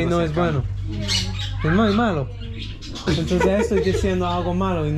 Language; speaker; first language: Spanish; non-native, learner; English